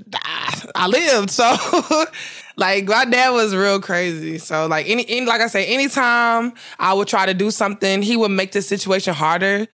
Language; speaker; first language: English; native; English